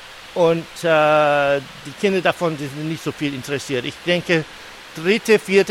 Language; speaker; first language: German; non-native, fluent; English